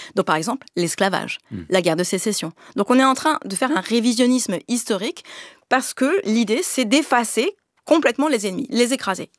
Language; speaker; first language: French; native; French